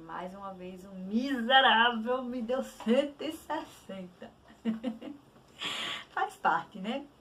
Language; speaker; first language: Portuguese; native; Portuguese